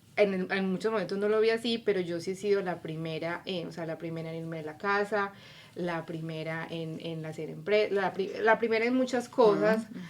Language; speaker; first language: Spanish; native; Spanish